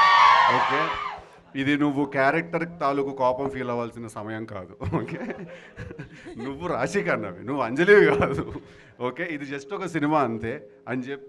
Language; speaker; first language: Telugu; native; Telugu